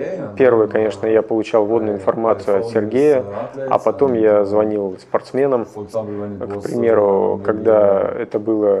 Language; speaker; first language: Russian; non-native, fluent; German